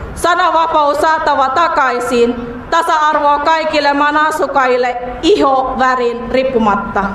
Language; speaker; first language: Finnish; non-native, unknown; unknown